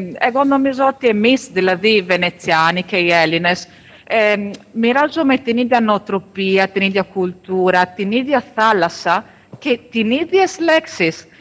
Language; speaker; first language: Greek; non-native, fluent; Italian